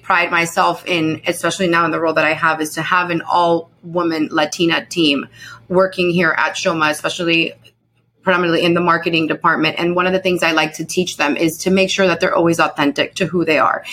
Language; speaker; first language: English; early bilingual, other home language; Spanish